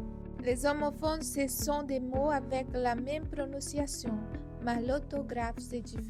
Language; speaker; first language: French; non-native, learner; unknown